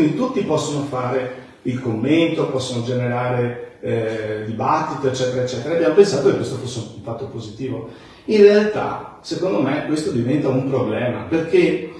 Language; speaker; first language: Italian; native; Italian